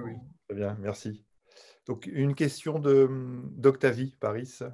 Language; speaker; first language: French; native; French